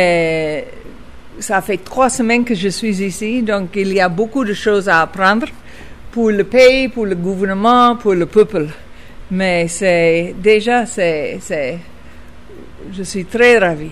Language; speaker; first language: French; non-native, fluent; English